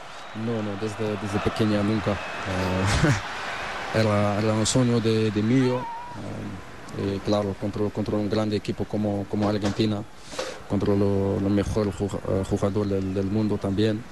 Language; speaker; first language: Spanish; non-native, learner; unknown